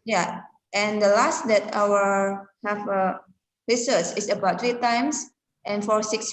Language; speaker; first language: English; non-native, learner; Indonesian